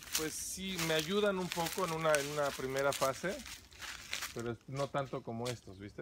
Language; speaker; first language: Spanish; native; Spanish